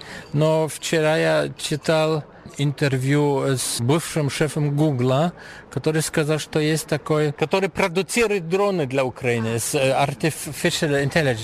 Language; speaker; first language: Russian; non-native, fluent; German